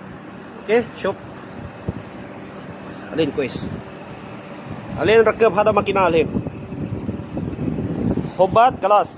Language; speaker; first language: Arabic; non-native, learner; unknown